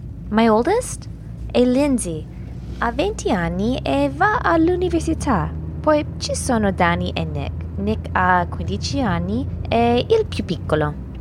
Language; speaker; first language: Italian; non-native, learner; English